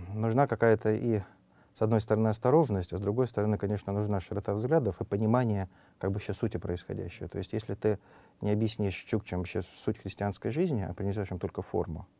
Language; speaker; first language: Russian; native; Russian